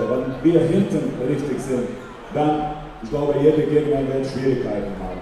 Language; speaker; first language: German; non-native, fluent; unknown